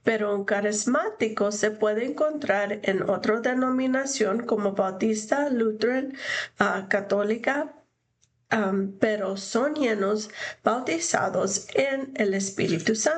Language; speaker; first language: Spanish; non-native, fluent; English